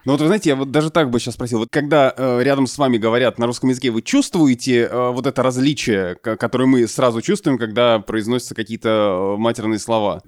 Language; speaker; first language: Russian; native; Russian